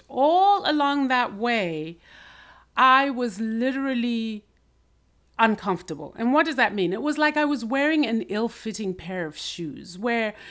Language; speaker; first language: English; non-native, local second language; Shona